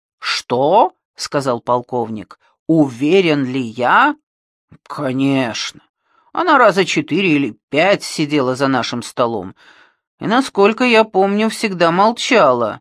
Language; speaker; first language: Russian; native; Russian